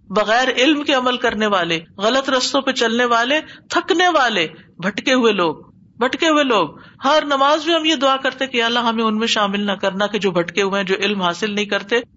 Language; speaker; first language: Urdu; native; Urdu